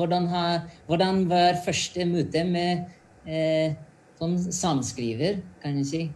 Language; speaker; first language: Norwegian; non-native, fluent; English